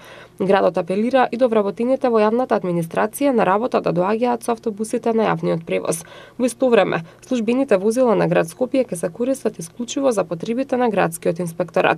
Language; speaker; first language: Macedonian; native; Macedonian